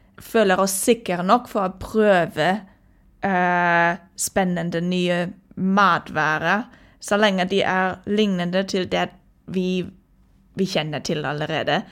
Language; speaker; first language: Norwegian; non-native, fluent; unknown